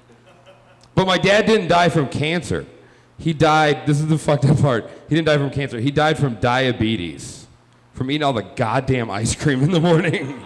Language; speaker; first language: English; native; English